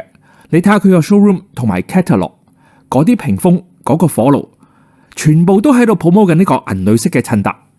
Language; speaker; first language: Cantonese; native; Cantonese